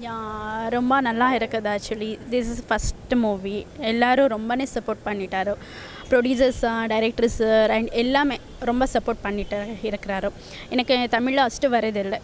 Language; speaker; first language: Tamil; non-native, learner; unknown